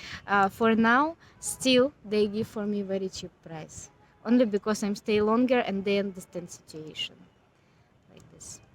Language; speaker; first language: English; non-native, learner; Ukrainian